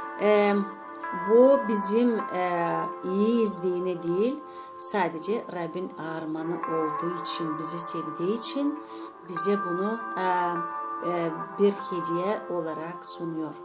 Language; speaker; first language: Turkish; non-native, fluent; Azerbaijani